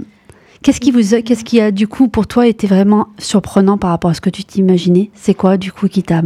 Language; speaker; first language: French; native; French